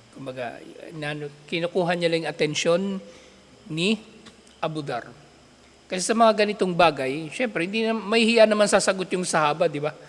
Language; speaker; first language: Filipino; native; Filipino